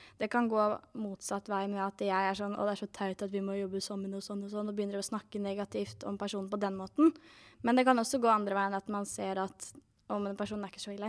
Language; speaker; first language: Norwegian; native; Norwegian